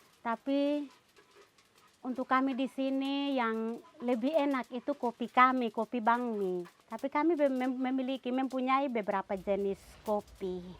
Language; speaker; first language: Indonesian; non-native, local second language; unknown